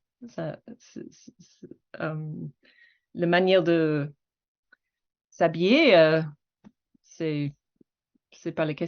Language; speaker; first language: French; non-native, fluent; English